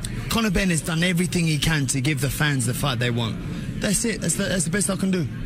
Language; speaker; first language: English; early bilingual, other home language; Spanish